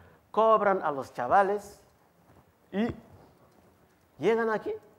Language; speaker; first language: Spanish; non-native, fluent; Wolof